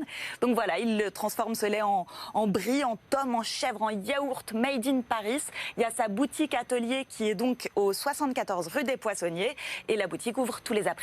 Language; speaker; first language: French; native; French